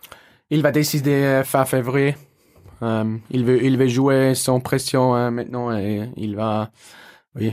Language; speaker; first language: French; non-native, learner; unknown